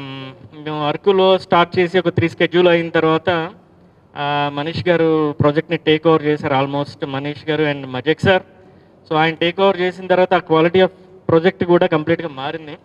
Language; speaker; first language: Telugu; native; Telugu